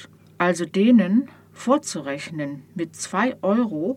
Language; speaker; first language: German; native; German